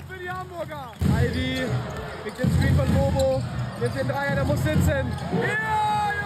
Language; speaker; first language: German; native; German